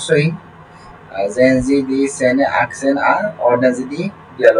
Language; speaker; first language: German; non-native, learner; Bangla